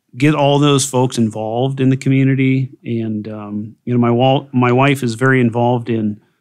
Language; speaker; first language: English; native; English